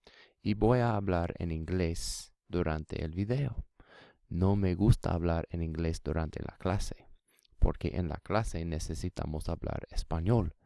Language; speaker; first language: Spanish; non-native, fluent; English